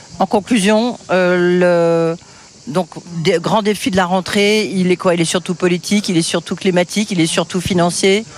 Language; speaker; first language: French; native; French